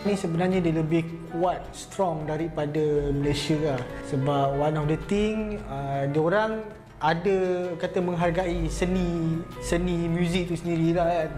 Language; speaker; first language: Malay; native; Malay